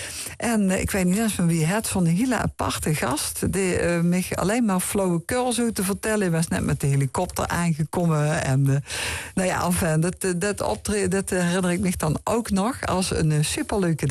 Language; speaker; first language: Dutch; native; Dutch